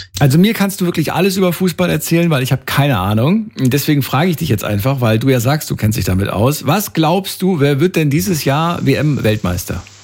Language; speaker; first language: German; native; German